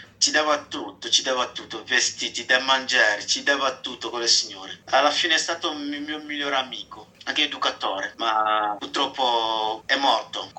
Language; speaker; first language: Italian; non-native, fluent; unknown